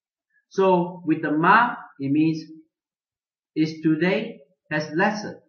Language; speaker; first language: English; non-native, local second language; Chinese